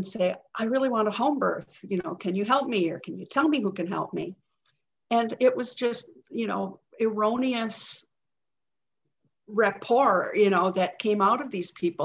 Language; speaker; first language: English; native; English